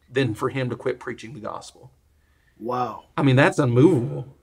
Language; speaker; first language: English; native; English